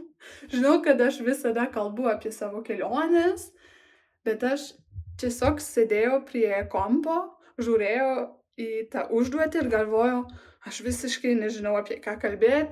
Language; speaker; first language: Lithuanian; non-native, learner; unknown